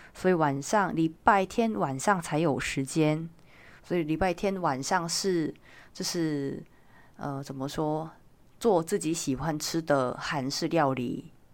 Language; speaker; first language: Chinese; non-native, fluent; Korean